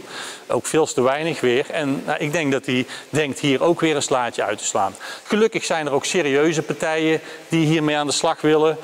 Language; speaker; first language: Dutch; native; Dutch